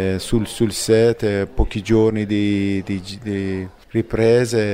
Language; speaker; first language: Italian; non-native, fluent; Persian